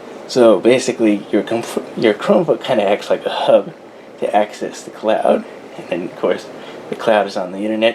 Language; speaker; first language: English; native; English